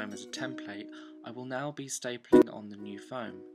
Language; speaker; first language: English; native; English